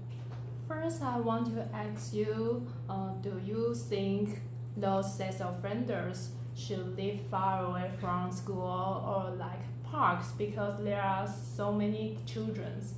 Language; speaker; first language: English; non-native, learner; Chinese